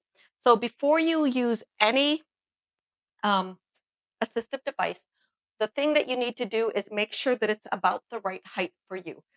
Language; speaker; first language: English; native; English